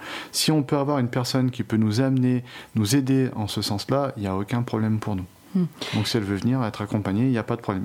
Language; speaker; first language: French; native; French